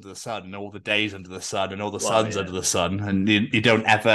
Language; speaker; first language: English; native; English